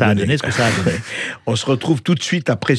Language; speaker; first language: French; native; French